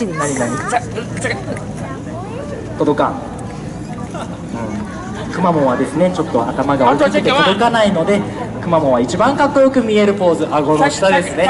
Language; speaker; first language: Japanese; native; Japanese